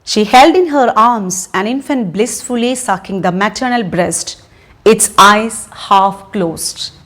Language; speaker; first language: English; non-native, local second language; Malayalam